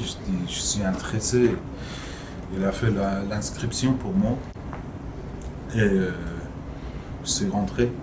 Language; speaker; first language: French; non-native, learner; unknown